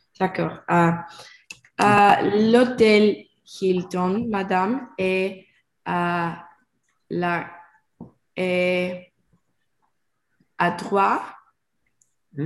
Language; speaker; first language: French; non-native, learner; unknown